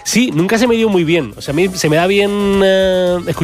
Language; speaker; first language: Spanish; native; Spanish